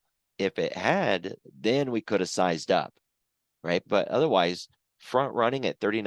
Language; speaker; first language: English; native; English